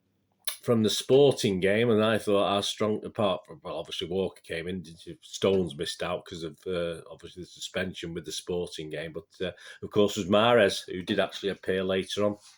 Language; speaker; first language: English; native; English